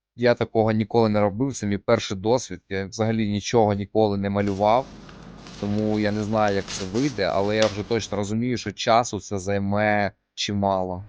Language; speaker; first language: Ukrainian; non-native, local second language; Russian